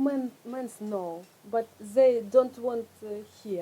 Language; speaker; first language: English; non-native, learner; Russian